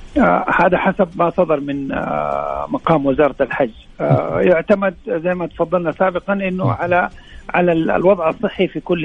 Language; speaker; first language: Arabic; native; Arabic